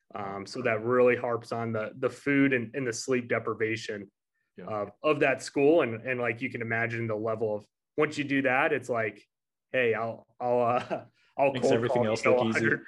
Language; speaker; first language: English; native; English